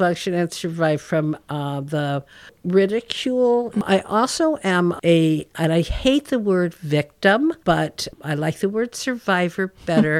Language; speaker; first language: English; native; English